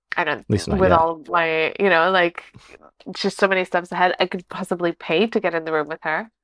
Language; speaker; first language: English; non-native, fluent; Portuguese